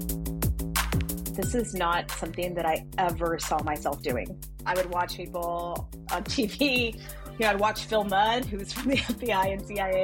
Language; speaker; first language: English; native; English